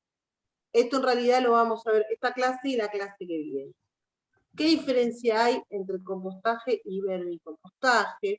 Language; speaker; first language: Spanish; native; Spanish